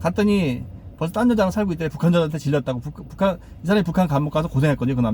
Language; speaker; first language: Korean; native; Korean